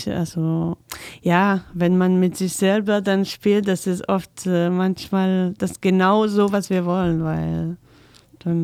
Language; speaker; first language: German; non-native, fluent; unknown